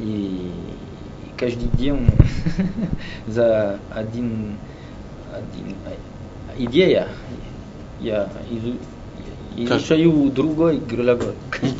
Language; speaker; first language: Russian; non-native, learner; French